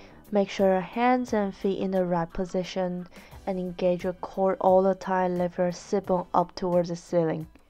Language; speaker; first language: English; non-native, fluent; Chinese